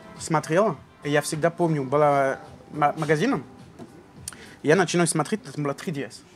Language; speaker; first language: Russian; non-native, learner; French